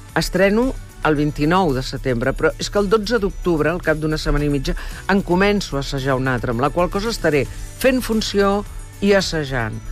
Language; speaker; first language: Catalan; early bilingual, heritage; Catalan